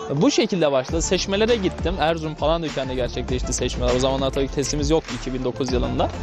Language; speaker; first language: Turkish; native; Turkish